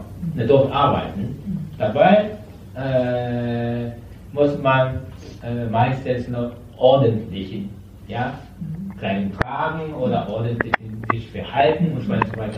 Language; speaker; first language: German; non-native, learner; Japanese